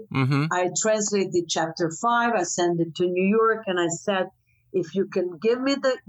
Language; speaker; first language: English; non-native, fluent; Croatian